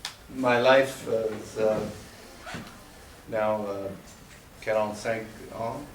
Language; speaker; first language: English; non-native, learner; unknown